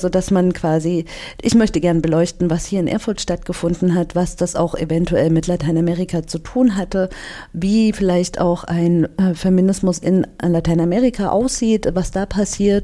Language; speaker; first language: German; native; German